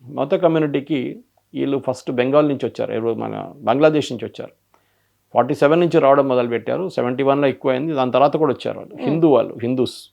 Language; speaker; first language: Telugu; non-native, local second language; Malayalam